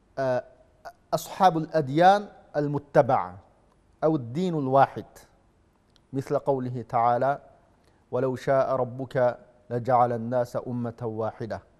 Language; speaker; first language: Arabic; non-native, fluent; Uyghur